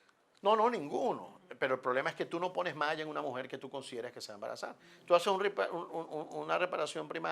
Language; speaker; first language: Spanish; native; Spanish